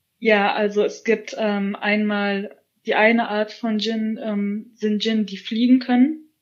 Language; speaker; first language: German; early bilingual, other home language; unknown